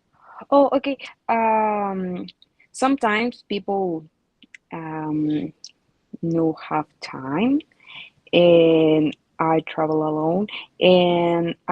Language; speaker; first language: English; non-native, learner; Spanish